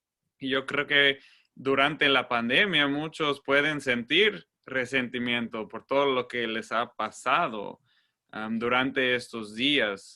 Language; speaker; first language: Spanish; non-native, fluent; English